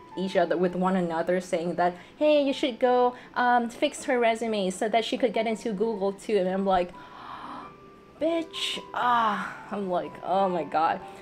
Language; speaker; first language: English; non-native, fluent; Vietnamese